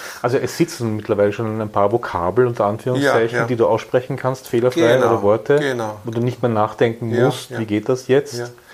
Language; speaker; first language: German; native; German